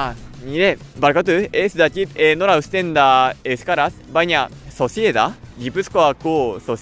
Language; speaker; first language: Basque; non-native, learner; Japanese